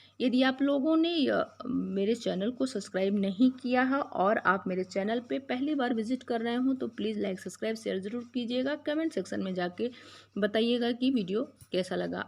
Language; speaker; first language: Hindi; native; Hindi